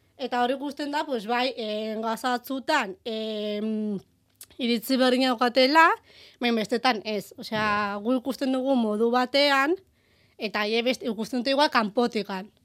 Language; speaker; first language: Basque; early bilingual, heritage; Basque